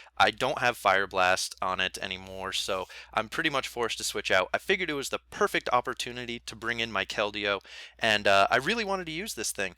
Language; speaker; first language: English; native; English